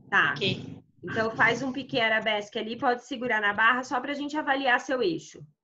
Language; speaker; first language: Portuguese; native; Portuguese